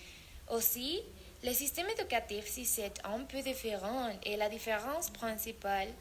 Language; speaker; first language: French; non-native, learner; Spanish